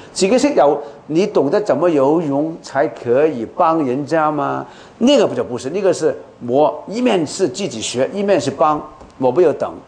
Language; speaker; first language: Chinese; non-native, local second language; Cantonese